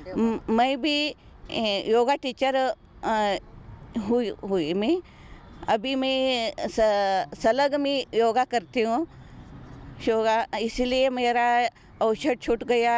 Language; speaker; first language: Hindi; non-native, local second language; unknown